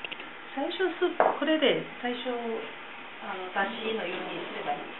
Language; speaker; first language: Japanese; non-native, fluent; Chinese